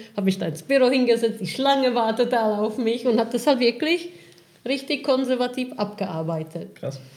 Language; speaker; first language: German; non-native, fluent; Czech